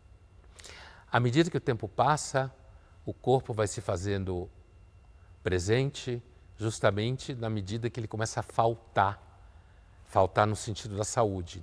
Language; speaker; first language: Portuguese; native; Portuguese